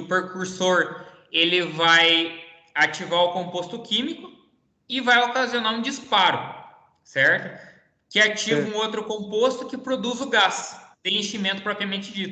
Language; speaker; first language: Portuguese; native; Portuguese